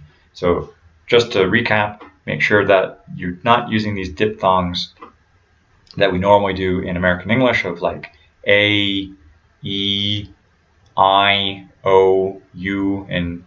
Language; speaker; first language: English; native; English